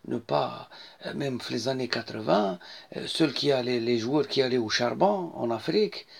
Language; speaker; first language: French; non-native, local second language; Arabic